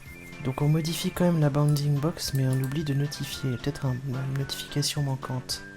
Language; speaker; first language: French; native; French